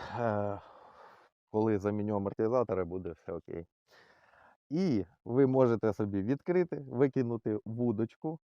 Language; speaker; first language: Ukrainian; non-native, local second language; Russian